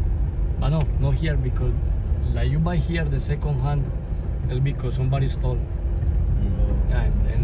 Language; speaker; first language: English; non-native, fluent; Spanish